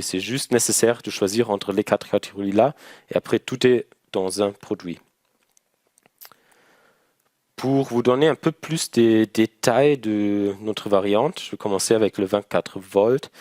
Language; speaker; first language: French; non-native, learner; German